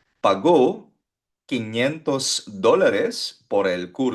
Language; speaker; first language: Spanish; non-native, fluent; Filipino